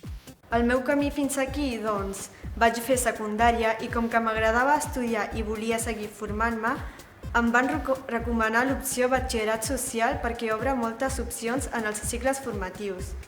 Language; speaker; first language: Catalan; early bilingual, other home language; Punjabi